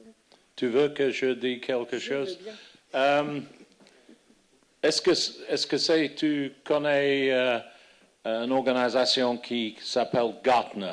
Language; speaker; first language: French; non-native, fluent; English